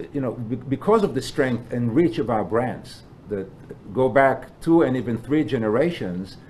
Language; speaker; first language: English; non-native, fluent; Hebrew